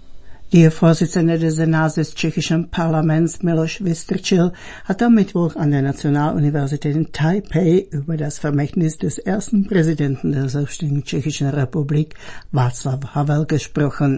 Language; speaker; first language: German; native; German